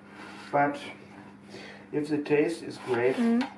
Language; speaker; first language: English; non-native, fluent; German